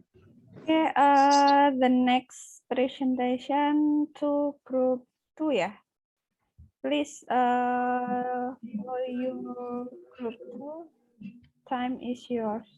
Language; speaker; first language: English; non-native, learner; Indonesian